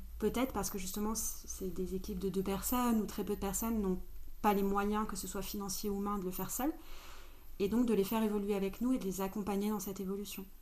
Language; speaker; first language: French; native; French